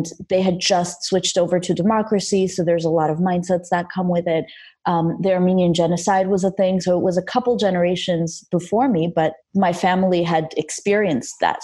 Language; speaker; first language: English; early bilingual, other home language; Armenian